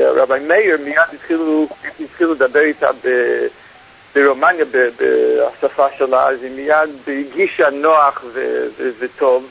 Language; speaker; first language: Hebrew; non-native, fluent; English